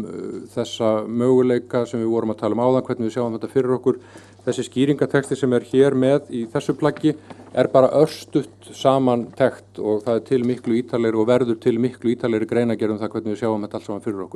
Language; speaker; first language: Icelandic; native; Icelandic